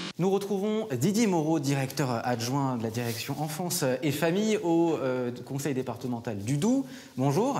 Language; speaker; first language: French; native; French